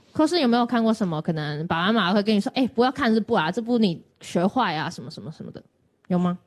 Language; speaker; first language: Chinese; non-native, local second language; Cantonese